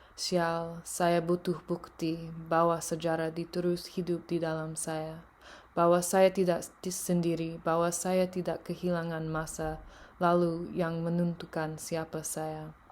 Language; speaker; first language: Indonesian; early bilingual, heritage; English